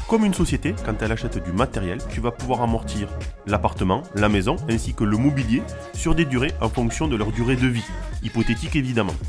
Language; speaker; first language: French; native; French